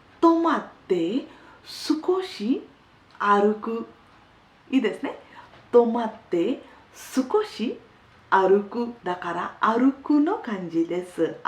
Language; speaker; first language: Japanese; non-native, fluent; Hindi